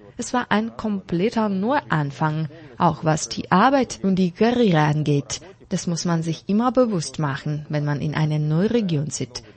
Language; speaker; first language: German; non-native, fluent; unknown